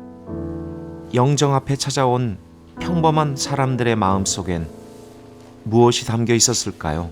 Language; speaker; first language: Korean; native; Korean